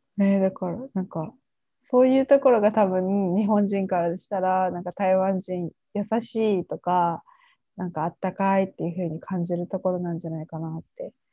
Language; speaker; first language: Japanese; native; Japanese